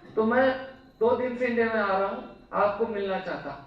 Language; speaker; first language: Hindi; non-native, local second language; Marathi